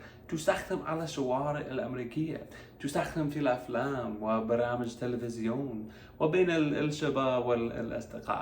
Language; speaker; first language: Arabic; non-native, fluent; English